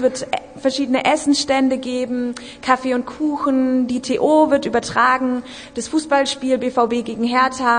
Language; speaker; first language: German; native; German